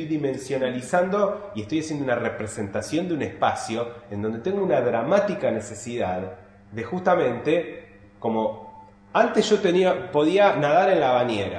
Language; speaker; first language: Spanish; native; Spanish